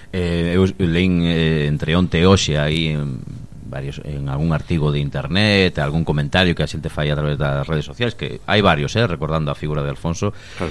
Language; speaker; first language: Galician; native; Galician